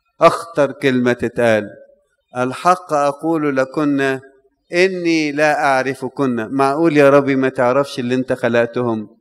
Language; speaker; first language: Arabic; native; Arabic